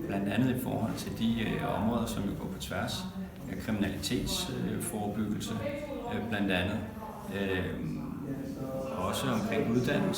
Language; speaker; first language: Danish; native; Danish